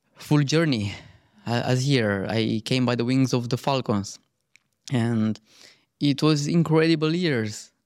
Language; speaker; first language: English; non-native, fluent; Romanian